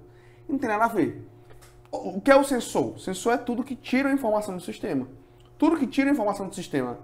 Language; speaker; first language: Portuguese; native; Portuguese